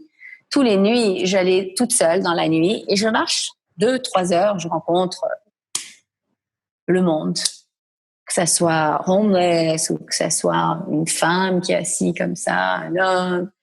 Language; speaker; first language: French; non-native, fluent; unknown